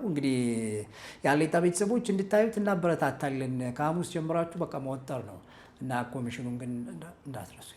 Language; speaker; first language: Amharic; native; Amharic